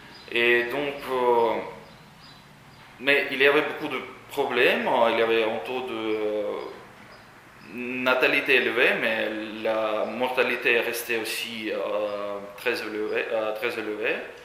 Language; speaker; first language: French; non-native, fluent; Russian